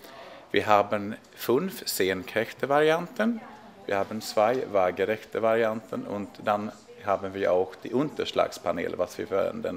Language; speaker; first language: German; non-native, fluent; Swedish